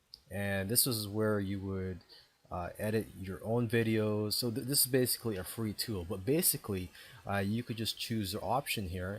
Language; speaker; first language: English; native; English